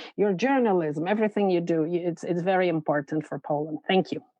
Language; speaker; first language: English; non-native, fluent; Polish